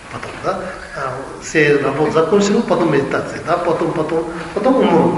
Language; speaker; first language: Russian; non-native, learner; Tibetan